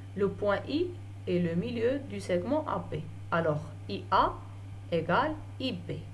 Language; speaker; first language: French; non-native, local second language; Arabic